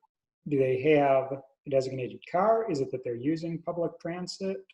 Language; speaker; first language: English; native; English